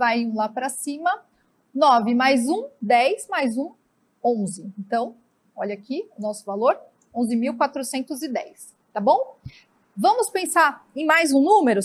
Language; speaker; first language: Portuguese; native; Portuguese